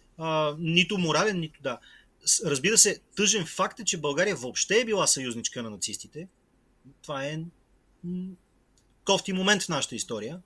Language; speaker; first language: Bulgarian; native; Bulgarian